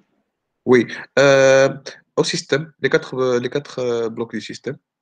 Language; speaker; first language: French; non-native, local second language; Arabic